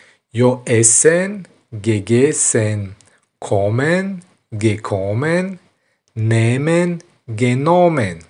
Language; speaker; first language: German; non-native, fluent; Tajik